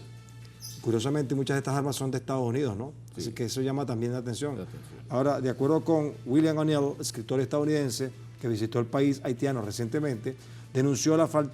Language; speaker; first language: Spanish; native; Spanish